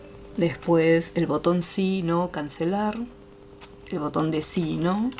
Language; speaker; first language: Spanish; native; Spanish